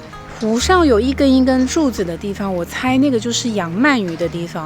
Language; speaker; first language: Chinese; native; Chinese